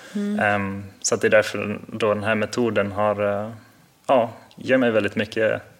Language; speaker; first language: Swedish; early bilingual, heritage; Swedish